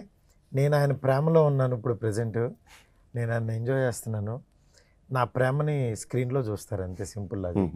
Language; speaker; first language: Telugu; native; Telugu